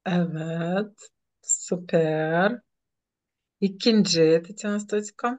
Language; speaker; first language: Turkish; non-native, fluent; Ukrainian